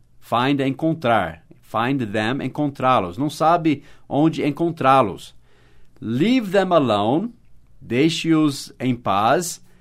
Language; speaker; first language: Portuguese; non-native, fluent; English